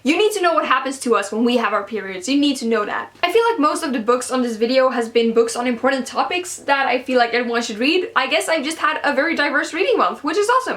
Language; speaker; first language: English; non-native, fluent; Swedish